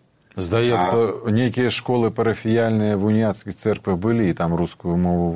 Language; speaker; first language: Polish; non-native, learner; Belarusian